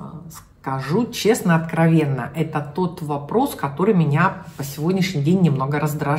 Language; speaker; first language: Russian; native; Russian